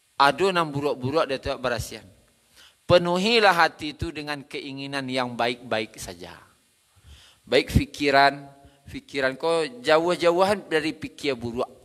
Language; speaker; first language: Malay; non-native, local second language; Minangkabau